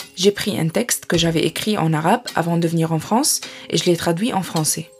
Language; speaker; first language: French; non-native, fluent; Arabic